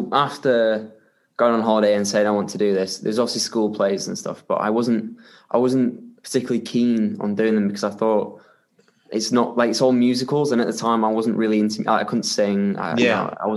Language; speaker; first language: English; native; English